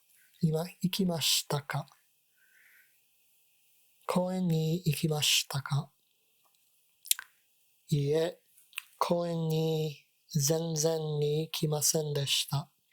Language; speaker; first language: Japanese; non-native, learner; English